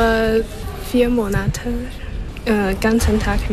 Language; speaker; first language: German; non-native, learner; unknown